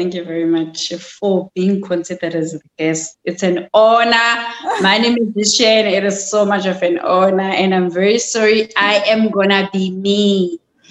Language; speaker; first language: English; non-native, local second language; Zulu